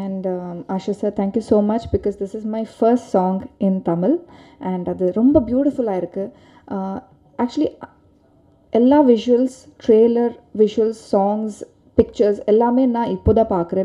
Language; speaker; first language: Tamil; non-native, learner; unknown